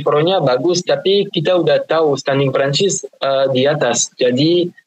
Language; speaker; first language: Indonesian; non-native, fluent; French